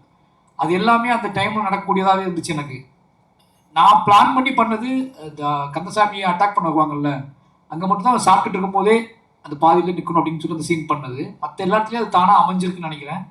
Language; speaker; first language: Tamil; native; Tamil